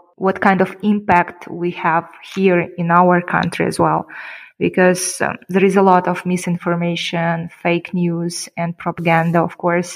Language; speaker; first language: English; non-native, fluent; Kyrgyz